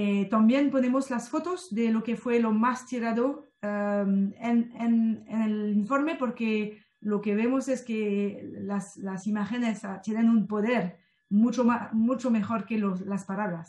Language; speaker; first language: Spanish; non-native, fluent; French